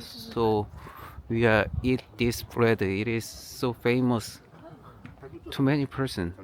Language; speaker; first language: English; non-native, learner; Korean